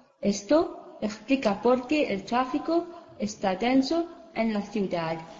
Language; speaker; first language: Spanish; non-native, learner; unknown